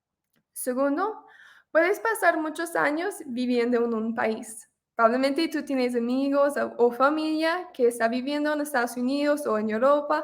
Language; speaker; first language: Spanish; non-native, fluent; English